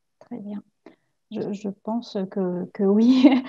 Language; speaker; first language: French; native; French